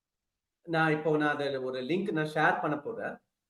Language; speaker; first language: Tamil; early bilingual, heritage; Tamil